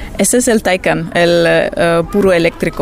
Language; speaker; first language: Spanish; non-native, fluent; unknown